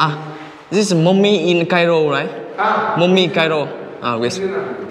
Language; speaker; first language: English; non-native, learner; Vietnamese